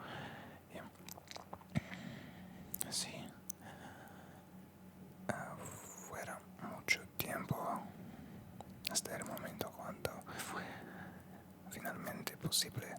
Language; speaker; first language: Spanish; non-native, learner; Russian